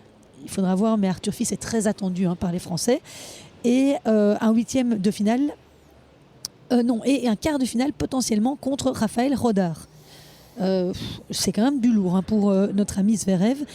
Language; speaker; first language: French; native; French